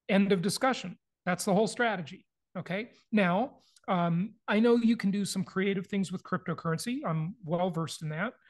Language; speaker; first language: English; native; English